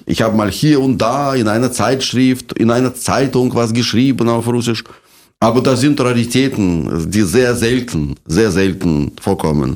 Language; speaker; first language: German; non-native, fluent; Russian